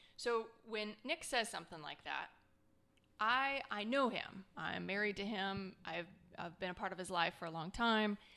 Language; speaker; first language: English; native; English